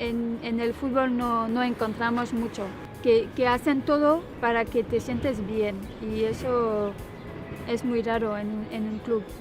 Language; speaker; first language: Spanish; non-native, fluent; French